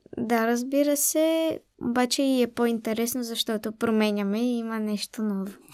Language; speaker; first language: Bulgarian; early bilingual, heritage; Bulgarian